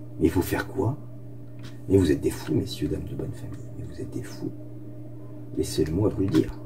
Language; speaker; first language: French; native; French